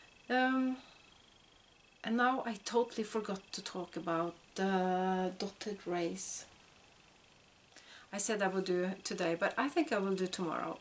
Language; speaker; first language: English; non-native, fluent; Norwegian